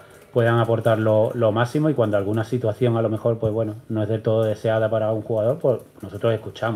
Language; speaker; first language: Spanish; native; Spanish